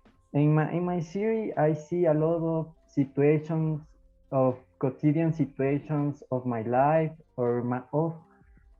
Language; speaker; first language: English; non-native, learner; Spanish